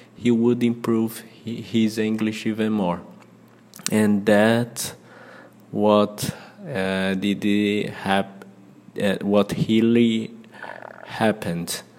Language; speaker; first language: English; non-native, fluent; Portuguese